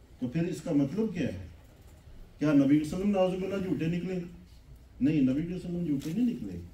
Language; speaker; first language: Urdu; non-native, local second language; Punjabi